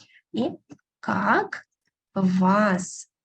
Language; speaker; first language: Russian; non-native, fluent; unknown